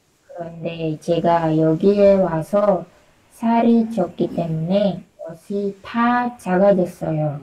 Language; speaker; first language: Korean; non-native, learner; Indonesian